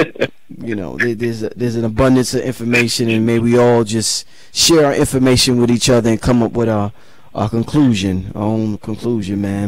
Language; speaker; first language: English; native; English